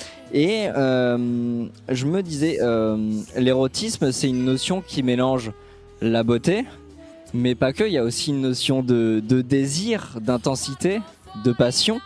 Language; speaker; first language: French; native; French